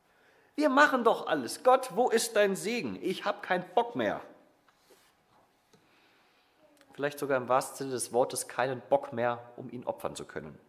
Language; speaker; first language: German; native; German